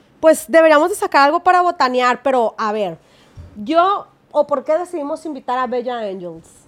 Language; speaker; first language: Spanish; native; Spanish